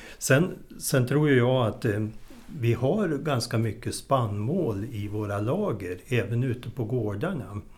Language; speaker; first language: Swedish; native; Swedish